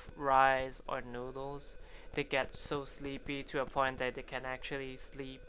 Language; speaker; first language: English; non-native, local second language; Chinese